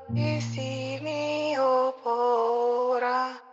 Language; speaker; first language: English; non-native, fluent; Bulgarian